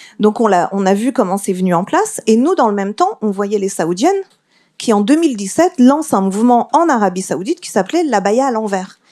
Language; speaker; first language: French; early bilingual, other home language; Persian